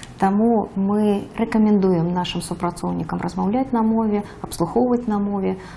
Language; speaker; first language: Belarusian; non-native, local second language; Russian